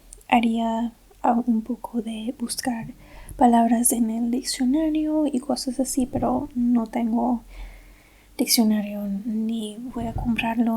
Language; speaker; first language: Spanish; non-native, fluent; English